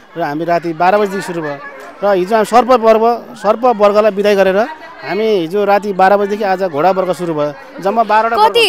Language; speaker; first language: Nepali; native; Nepali